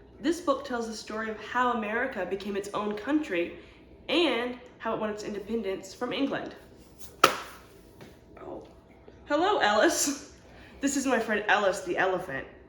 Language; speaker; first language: English; native; English